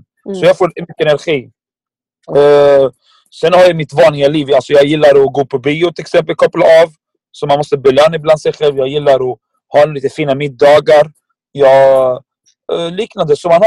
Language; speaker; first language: Swedish; non-native, fluent; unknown